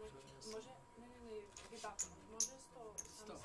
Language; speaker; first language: Polish; non-native, learner; Slovak